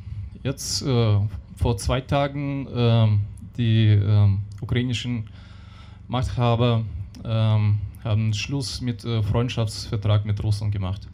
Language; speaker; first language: German; non-native, learner; Russian